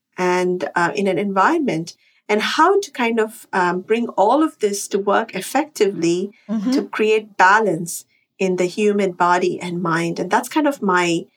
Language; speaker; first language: English; non-native, local second language; Tamil